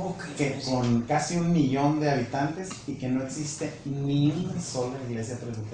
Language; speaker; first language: Spanish; native; Spanish